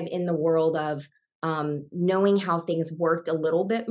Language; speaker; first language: English; native; English